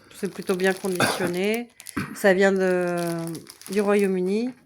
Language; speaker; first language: French; native; French